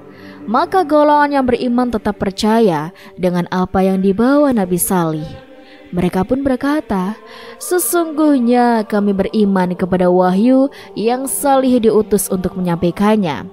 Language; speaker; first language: Indonesian; native; Indonesian